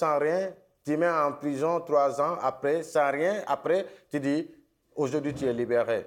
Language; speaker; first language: French; non-native, local second language; Wolof